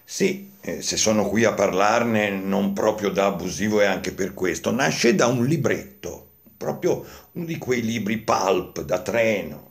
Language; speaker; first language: Italian; native; Italian